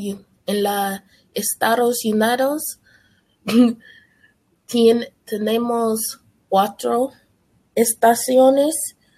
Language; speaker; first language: Spanish; non-native, learner; English